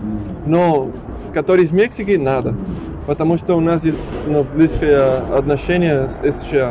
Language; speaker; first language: Russian; non-native, learner; Spanish